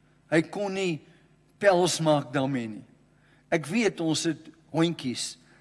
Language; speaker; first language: Afrikaans; non-native, local second language; English